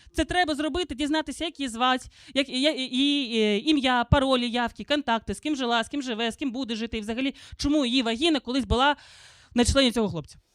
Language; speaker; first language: Ukrainian; non-native, local second language; Russian